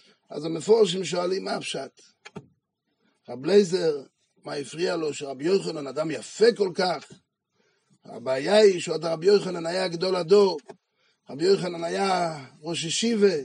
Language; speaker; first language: Hebrew; non-native, fluent; French